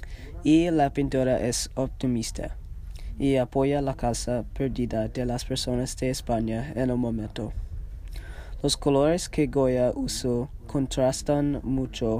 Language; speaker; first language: Spanish; non-native, learner; English